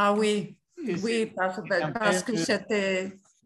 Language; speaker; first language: French; non-native, fluent; Spanish